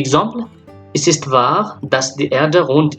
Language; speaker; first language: German; non-native, fluent; French